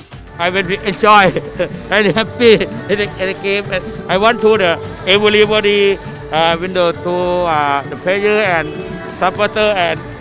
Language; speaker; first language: English; non-native, learner; Thai